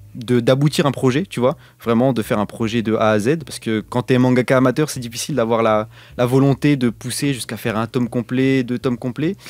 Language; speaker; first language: French; native; French